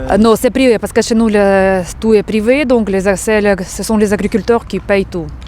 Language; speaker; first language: French; non-native, fluent; Ukrainian